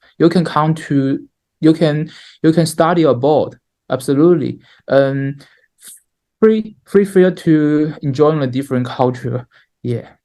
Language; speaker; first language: English; non-native, learner; Chinese